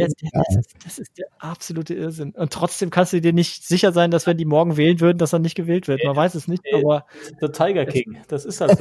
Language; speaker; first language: German; native; German